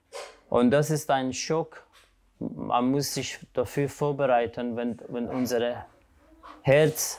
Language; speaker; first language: German; non-native, fluent; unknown